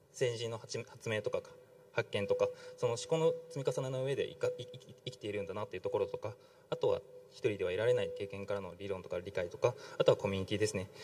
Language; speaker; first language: Japanese; native; Japanese